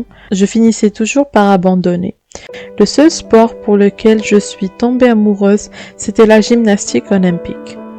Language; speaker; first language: French; native; French